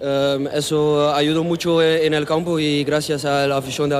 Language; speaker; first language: Spanish; non-native, learner; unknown